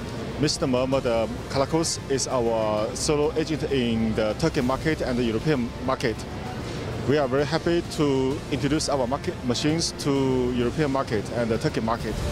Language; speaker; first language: English; non-native, learner; Chinese